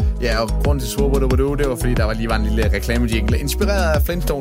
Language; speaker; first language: Danish; native; Danish